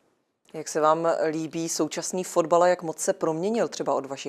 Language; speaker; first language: Czech; native; Czech